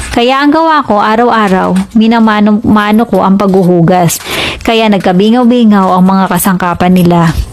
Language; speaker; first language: Filipino; native; Filipino